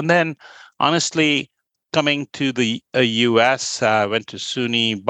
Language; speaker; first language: English; non-native, local second language; Bangla